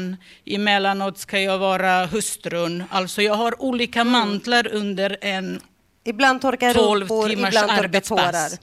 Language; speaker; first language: Swedish; non-native, fluent; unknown